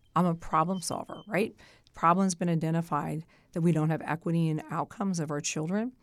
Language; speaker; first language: English; native; English